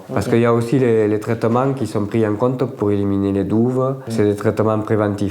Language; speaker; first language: French; native; French